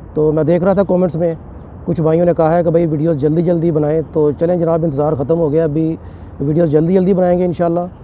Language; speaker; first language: Urdu; non-native, local second language; Punjabi